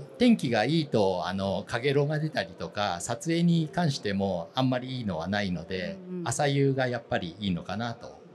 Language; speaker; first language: Japanese; native; Japanese